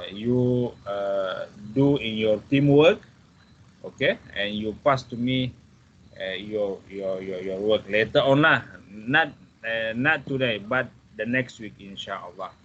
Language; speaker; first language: English; non-native, fluent; Malay